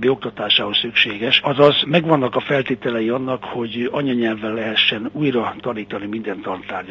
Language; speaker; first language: Hungarian; native; Hungarian